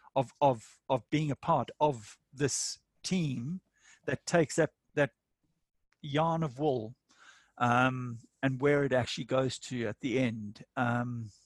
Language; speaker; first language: English; native; English